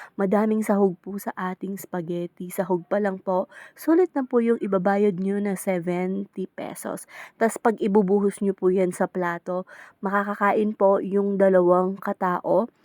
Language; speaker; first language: Filipino; non-native, local second language; Pampanga